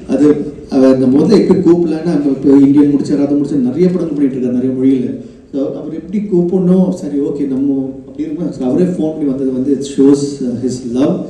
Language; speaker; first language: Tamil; native; Tamil